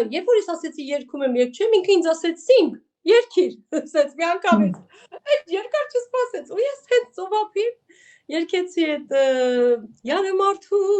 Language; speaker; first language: Armenian; native; Armenian